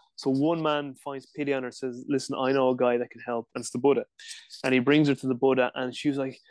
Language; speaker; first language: English; native; English